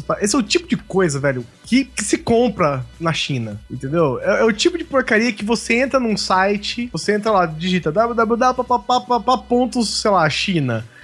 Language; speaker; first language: Portuguese; native; Portuguese